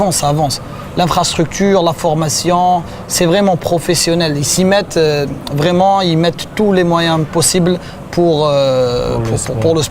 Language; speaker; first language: French; non-native, local second language; Arabic